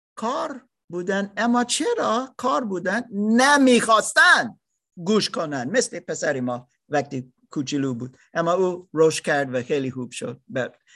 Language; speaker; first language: Persian; non-native, learner; German